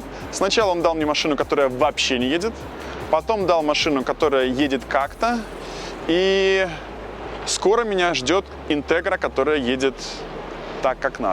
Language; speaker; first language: Russian; native; Russian